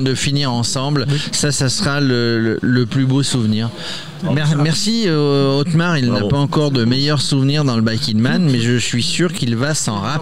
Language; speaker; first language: French; native; French